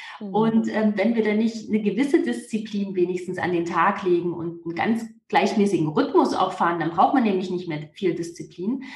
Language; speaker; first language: German; native; German